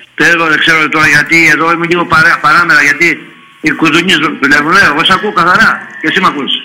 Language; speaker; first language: Greek; native; Greek